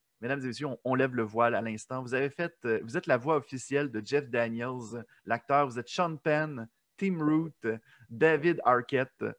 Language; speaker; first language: French; native; French